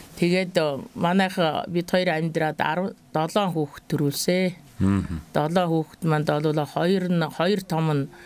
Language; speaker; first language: Mongolian; native; Mongolian